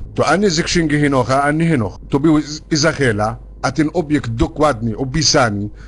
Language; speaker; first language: Polish; non-native, fluent; Arabic